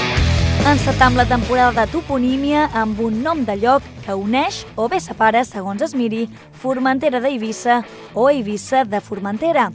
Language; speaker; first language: Catalan; native; Catalan